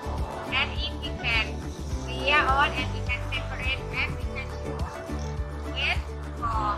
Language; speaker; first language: English; non-native, learner; Thai